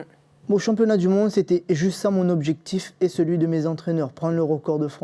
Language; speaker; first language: French; native; French